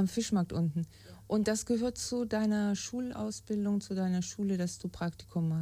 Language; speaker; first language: German; native; German